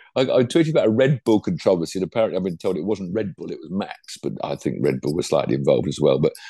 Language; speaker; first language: English; native; English